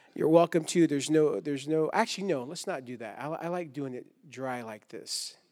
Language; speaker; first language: English; native; English